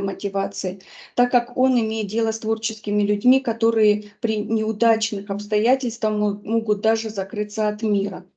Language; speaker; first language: Russian; native; Russian